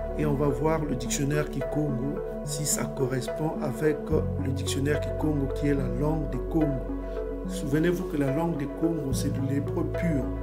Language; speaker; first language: French; non-native, local second language; Kongo